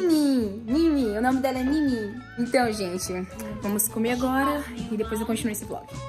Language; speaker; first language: Portuguese; native; Portuguese